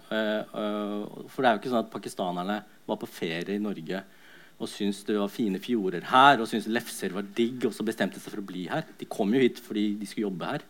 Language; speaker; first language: Norwegian; early bilingual, other home language; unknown